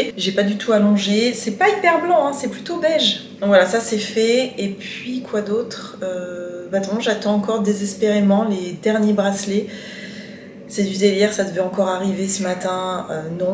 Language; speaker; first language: French; native; French